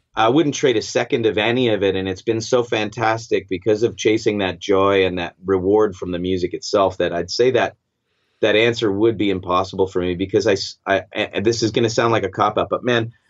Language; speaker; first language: English; native; English